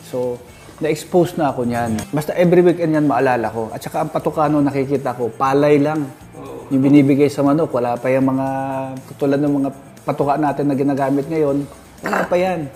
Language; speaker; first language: Filipino; non-native, local second language; Hiligaynon